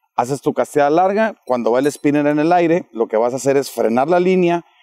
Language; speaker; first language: Spanish; native; Spanish